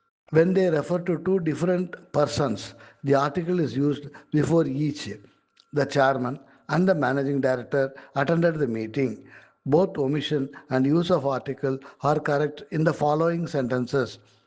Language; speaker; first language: English; non-native, local second language; Tamil